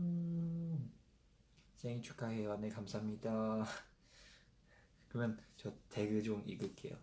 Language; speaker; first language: Korean; non-native, fluent; Chinese